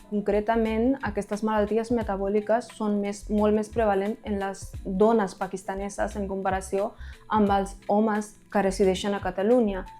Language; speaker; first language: Catalan; non-native, fluent; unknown